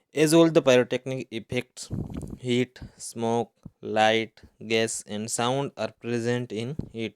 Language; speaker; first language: English; non-native, local second language; Gujarati